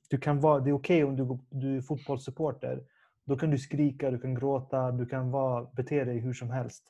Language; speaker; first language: Swedish; early bilingual, other home language; Persian